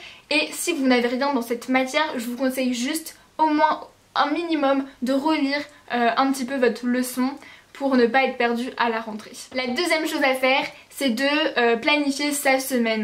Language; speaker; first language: French; native; French